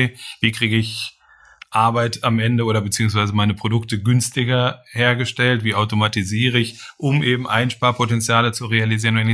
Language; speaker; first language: German; native; German